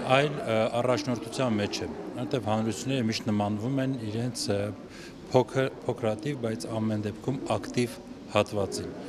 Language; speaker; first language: Armenian; native; Armenian